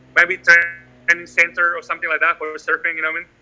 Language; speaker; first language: English; non-native, fluent; Indonesian